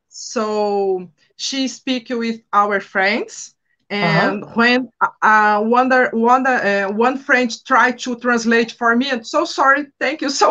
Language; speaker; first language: English; non-native, learner; Portuguese